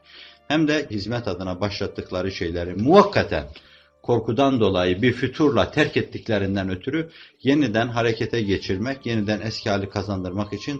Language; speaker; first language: Turkish; native; Turkish